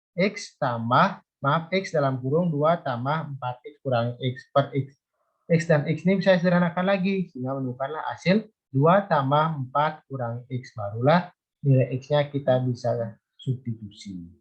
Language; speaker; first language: Indonesian; native; Indonesian